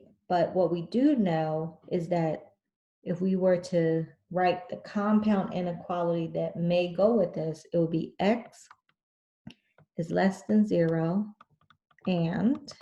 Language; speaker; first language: English; native; English